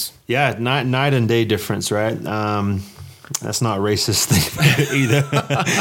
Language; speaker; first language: English; native; English